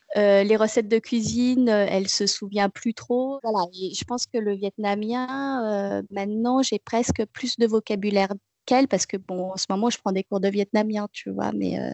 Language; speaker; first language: French; native; French